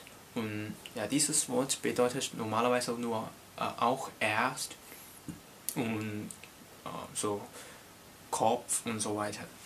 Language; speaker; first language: German; non-native, learner; Cantonese